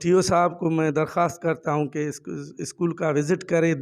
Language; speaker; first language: Hindi; non-native, local second language; Sindhi